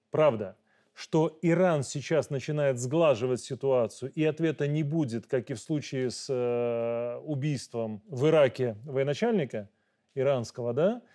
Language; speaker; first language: Russian; native; Russian